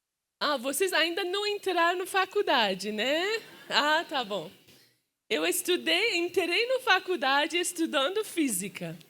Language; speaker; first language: Portuguese; non-native, fluent; Persian